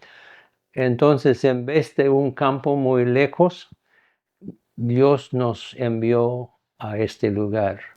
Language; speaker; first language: Spanish; non-native, fluent; English